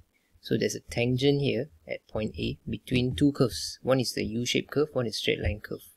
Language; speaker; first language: English; non-native, local second language; Malay